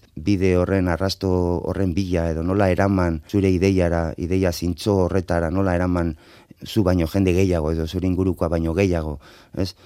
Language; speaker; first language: Basque; non-native, local second language; Spanish